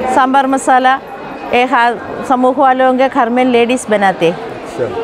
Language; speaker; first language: Hindi; non-native, local second language; Malayalam